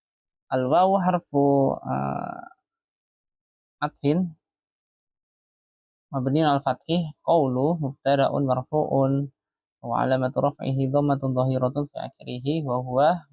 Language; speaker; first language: Arabic; non-native, fluent; Indonesian